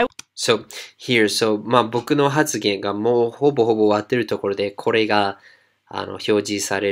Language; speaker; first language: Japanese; non-native, fluent; English